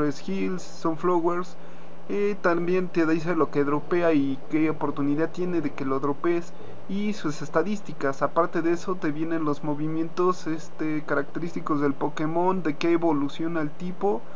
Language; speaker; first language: Spanish; native; Spanish